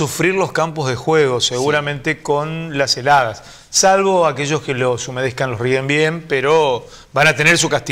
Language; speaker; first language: Spanish; native; Spanish